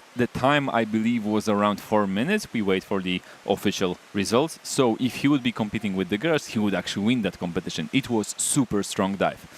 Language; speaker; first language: English; non-native, fluent; Polish